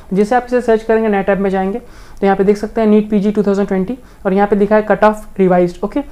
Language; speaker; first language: Hindi; native; Hindi